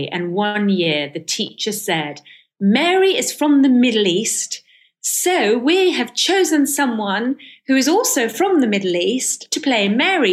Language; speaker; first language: English; early bilingual, other home language; Persian